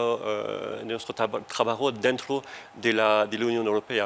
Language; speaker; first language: Spanish; non-native, fluent; French